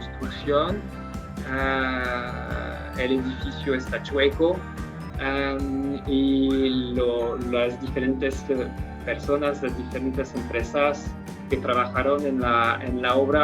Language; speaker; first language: Spanish; non-native, fluent; French